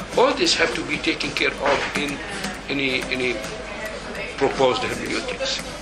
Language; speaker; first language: English; non-native, fluent; Arabic